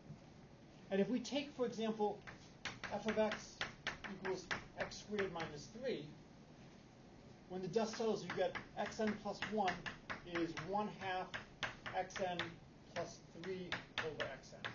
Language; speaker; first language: English; native; English